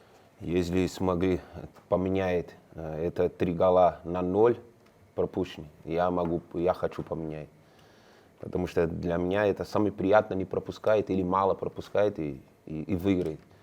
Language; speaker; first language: Russian; non-native, learner; Spanish